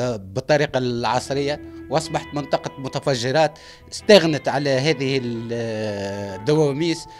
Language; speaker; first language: Arabic; native; Arabic